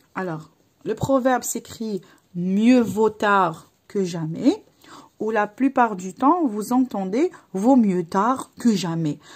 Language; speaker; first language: French; non-native, local second language; Arabic